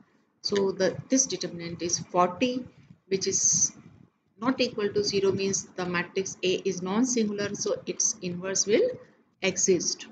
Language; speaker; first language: English; non-native, local second language; Hindi